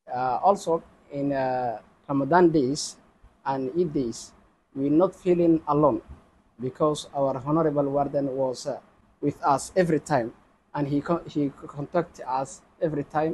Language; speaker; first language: English; non-native, local second language; Somali